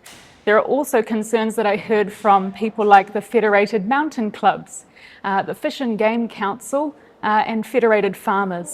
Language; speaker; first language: English; native; English